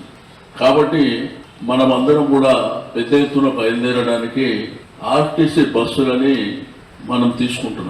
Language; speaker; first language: Telugu; native; Telugu